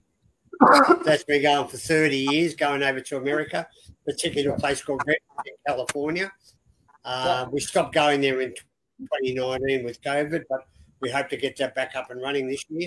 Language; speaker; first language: English; native; English